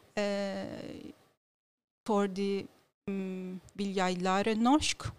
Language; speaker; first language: Norwegian; non-native, learner; Turkish